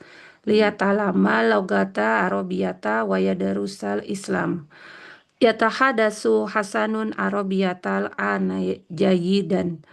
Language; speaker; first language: Arabic; non-native, learner; Indonesian